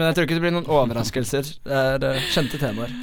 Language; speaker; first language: Norwegian; native; Norwegian